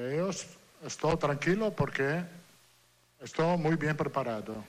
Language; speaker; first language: Portuguese; non-native, learner; Italian